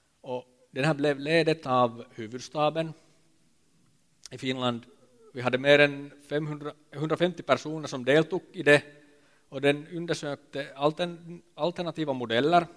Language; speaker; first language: Swedish; non-native, local second language; Finnish